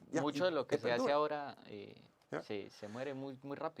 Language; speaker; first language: Spanish; native; Spanish